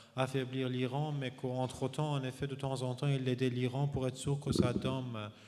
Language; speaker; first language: French; non-native, fluent; Persian